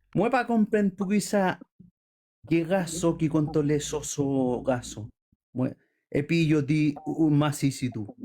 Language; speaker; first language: Haitian Creole; non-native, fluent; Spanish